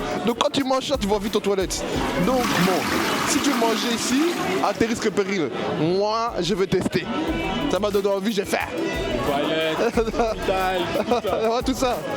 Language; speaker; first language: French; native; French